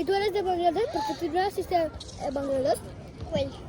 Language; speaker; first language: Spanish; early bilingual, other home language; Bangla